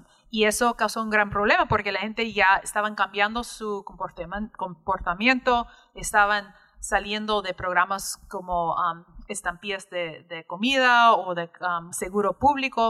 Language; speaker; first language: Spanish; early bilingual, heritage; English